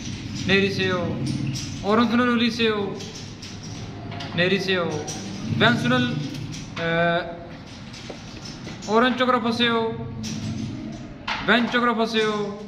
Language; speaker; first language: Korean; non-native, fluent; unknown